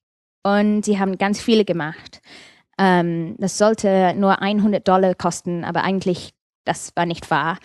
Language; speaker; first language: German; non-native, fluent; English